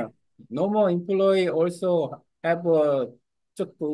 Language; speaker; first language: English; non-native, learner; Vietnamese